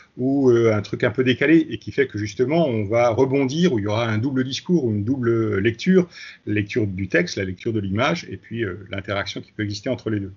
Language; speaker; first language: French; native; French